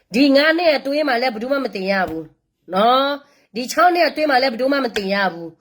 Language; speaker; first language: Burmese; non-native, local second language; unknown